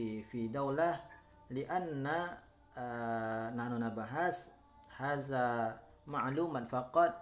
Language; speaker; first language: Arabic; non-native, learner; Indonesian